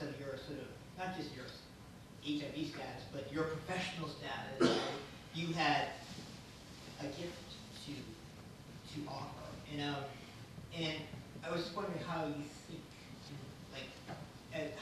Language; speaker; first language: English; native; English